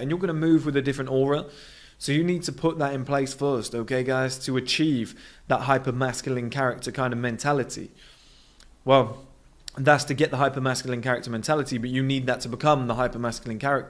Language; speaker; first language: English; native; English